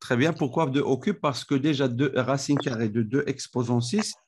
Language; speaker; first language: French; non-native, local second language; Arabic